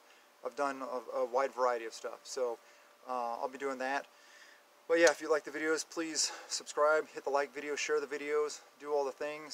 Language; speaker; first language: English; native; English